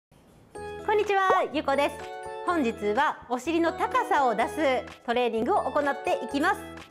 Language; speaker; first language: Japanese; native; Japanese